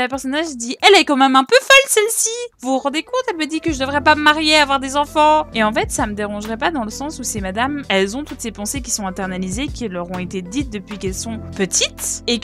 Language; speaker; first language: French; native; French